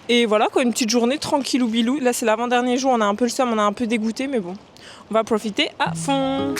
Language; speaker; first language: French; native; French